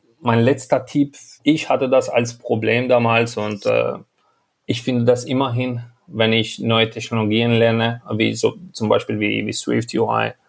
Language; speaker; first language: German; non-native, fluent; Albanian